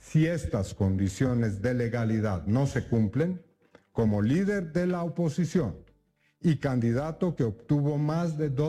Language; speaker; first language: Spanish; native; Spanish